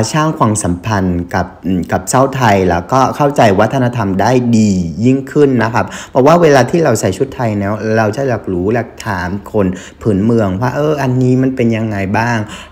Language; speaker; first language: Thai; non-native, fluent; Vietnamese